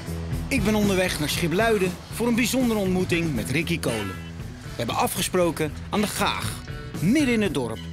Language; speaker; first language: Dutch; native; Dutch